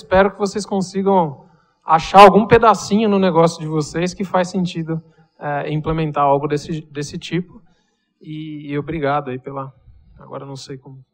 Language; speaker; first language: Portuguese; native; Portuguese